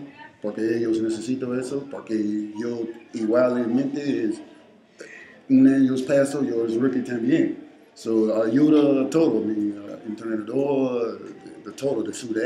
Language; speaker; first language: Spanish; non-native, learner; English